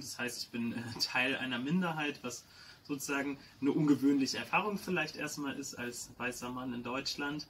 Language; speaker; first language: German; native; German